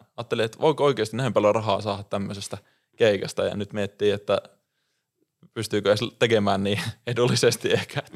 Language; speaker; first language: Finnish; native; Finnish